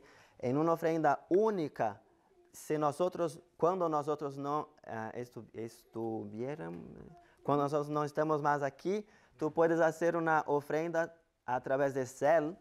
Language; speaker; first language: Spanish; non-native, fluent; Portuguese